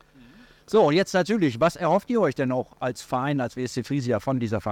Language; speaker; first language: German; native; German